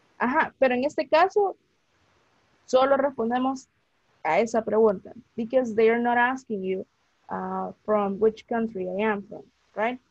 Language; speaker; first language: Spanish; native; Spanish